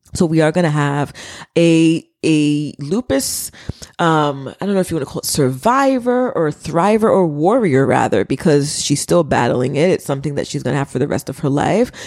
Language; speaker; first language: English; early bilingual, other home language; Haitian Creole